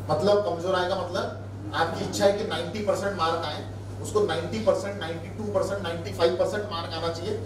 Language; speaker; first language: Hindi; non-native, local second language; Marathi